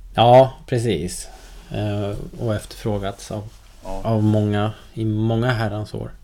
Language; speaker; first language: Swedish; native; Swedish